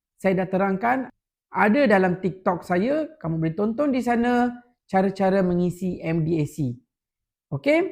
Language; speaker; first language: Malay; non-native, local second language; Tamil